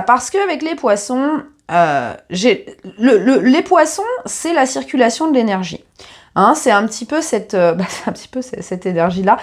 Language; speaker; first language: French; native; French